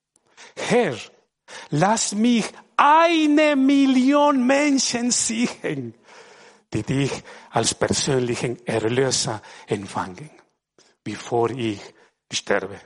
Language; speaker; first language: German; non-native, fluent; Spanish